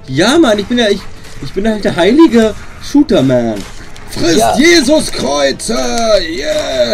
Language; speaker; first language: German; native; German